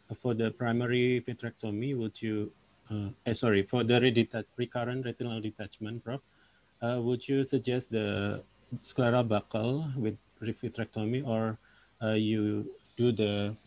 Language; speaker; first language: English; non-native, local second language; Indonesian